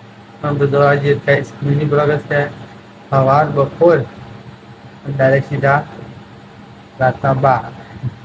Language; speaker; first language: Hindi; non-native, local second language; Gujarati